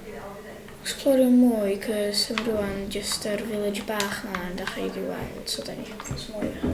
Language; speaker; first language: Welsh; native; Welsh